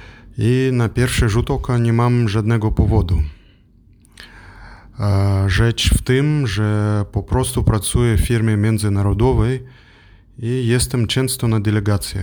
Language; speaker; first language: Polish; non-native, learner; German